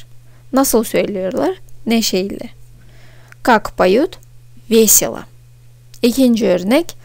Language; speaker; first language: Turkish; non-native, fluent; Russian